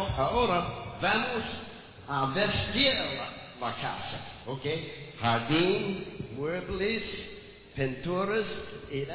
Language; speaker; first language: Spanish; non-native, learner; English